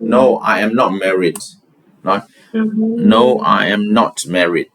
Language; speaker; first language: English; non-native, fluent; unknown